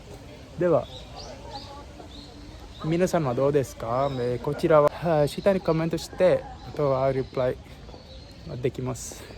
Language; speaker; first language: Japanese; non-native, learner; Sinhala